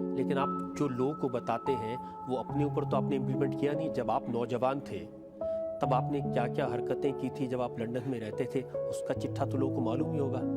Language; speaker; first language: Hindi; native; Hindi